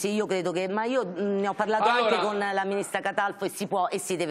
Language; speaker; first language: Italian; native; Italian